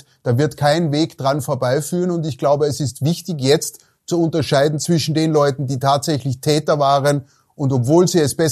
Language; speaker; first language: German; native; German